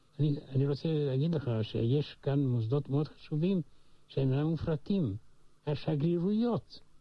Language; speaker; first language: Hebrew; non-native, fluent; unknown